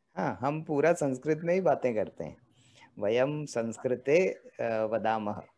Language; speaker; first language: Hindi; native; Hindi